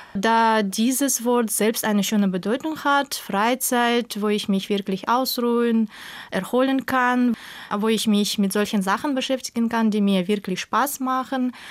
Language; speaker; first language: German; non-native, fluent; Russian